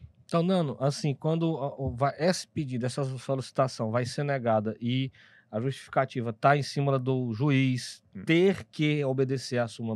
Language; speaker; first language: Portuguese; native; Portuguese